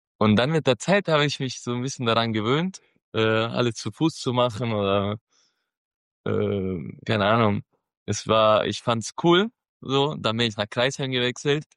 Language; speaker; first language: German; non-native, fluent; Spanish